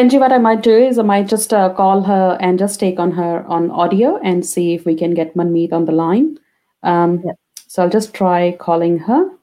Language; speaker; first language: English; non-native, local second language; Punjabi